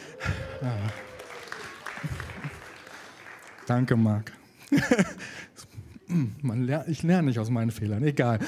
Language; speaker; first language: German; native; German